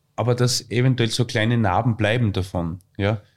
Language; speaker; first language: German; native; German